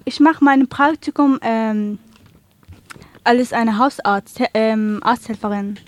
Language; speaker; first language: German; non-native, learner; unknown